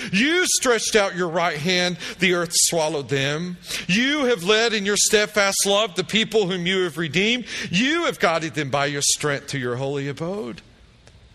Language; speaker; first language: English; native; English